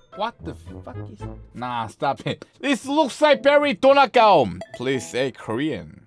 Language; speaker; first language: English; non-native, learner; Korean